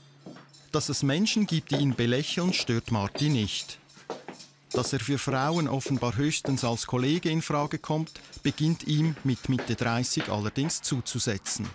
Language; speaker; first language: German; native; German